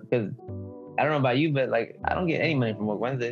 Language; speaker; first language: English; early bilingual, other home language; Spanish